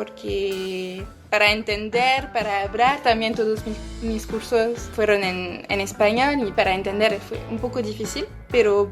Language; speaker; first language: Spanish; non-native, learner; French